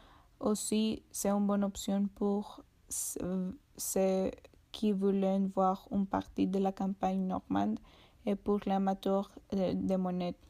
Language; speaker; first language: French; non-native, learner; Spanish